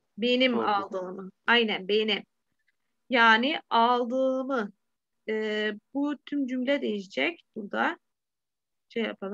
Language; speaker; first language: Turkish; non-native, fluent; Arabic